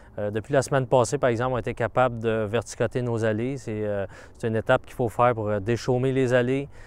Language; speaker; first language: French; native; French